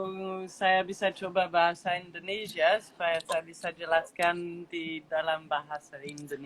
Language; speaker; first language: Indonesian; non-native, fluent; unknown